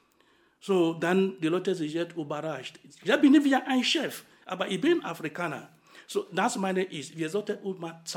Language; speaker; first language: German; non-native, fluent; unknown